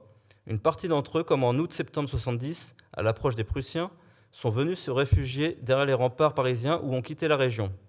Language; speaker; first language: French; native; French